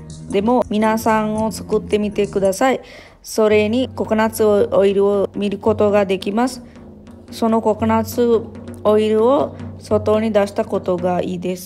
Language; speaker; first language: Japanese; non-native, learner; Sinhala